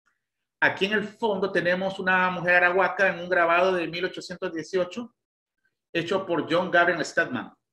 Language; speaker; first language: Spanish; native; Spanish